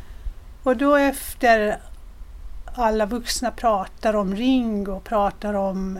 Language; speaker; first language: Swedish; non-native, fluent; Persian